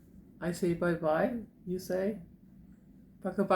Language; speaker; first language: English; non-native, fluent; German